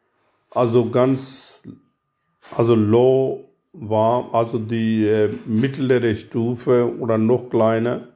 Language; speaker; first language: German; non-native, learner; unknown